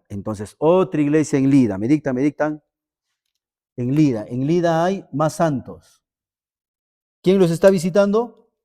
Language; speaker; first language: Spanish; native; Spanish